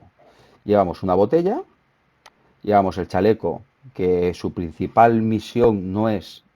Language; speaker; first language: Spanish; native; Spanish